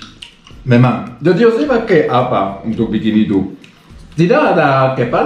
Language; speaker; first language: Indonesian; non-native, learner; Swiss German